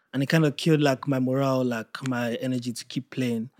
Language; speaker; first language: English; non-native, local second language; Yoruba